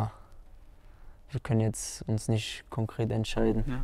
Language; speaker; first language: German; early bilingual, other home language; Turkish